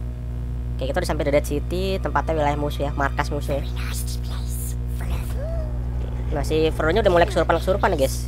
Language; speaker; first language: Indonesian; native; Indonesian